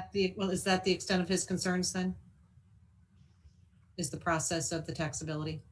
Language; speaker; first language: English; native; English